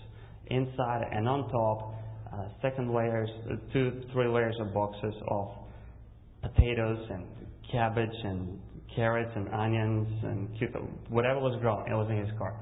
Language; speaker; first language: English; non-native, fluent; Russian